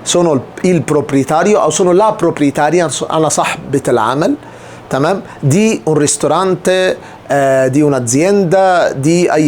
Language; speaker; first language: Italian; non-native, fluent; Arabic